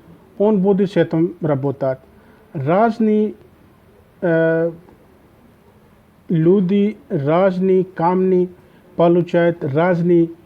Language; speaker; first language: Russian; non-native, learner; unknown